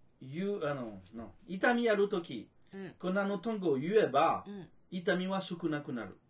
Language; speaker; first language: Japanese; non-native, fluent; French